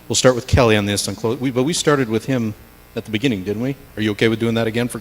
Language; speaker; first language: English; native; English